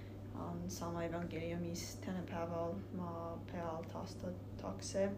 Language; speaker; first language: Estonian; non-native, learner; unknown